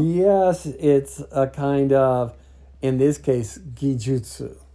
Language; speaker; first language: English; native; English